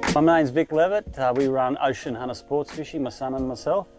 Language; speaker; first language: English; native; English